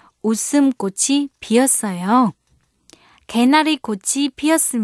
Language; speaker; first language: Korean; non-native, fluent; Vietnamese